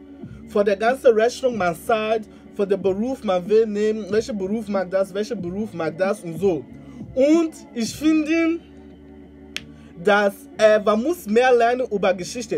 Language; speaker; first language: German; non-native, learner; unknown